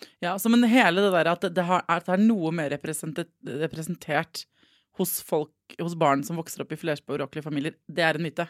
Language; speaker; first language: Norwegian; native; Norwegian